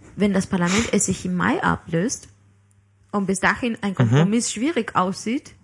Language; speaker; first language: German; non-native, fluent; Spanish